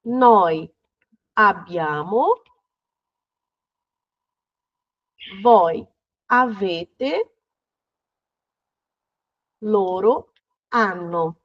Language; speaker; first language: Italian; non-native, fluent; Portuguese